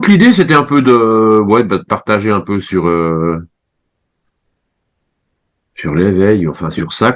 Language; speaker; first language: French; native; French